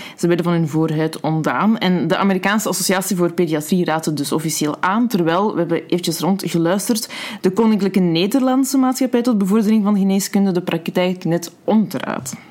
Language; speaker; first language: Dutch; native; Dutch